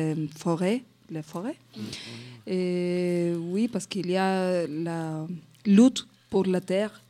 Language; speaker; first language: French; non-native, fluent; Spanish